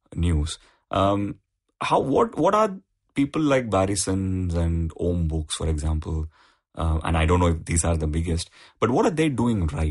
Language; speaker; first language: English; non-native, local second language; Tamil